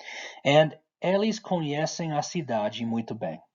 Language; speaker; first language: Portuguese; non-native, fluent; English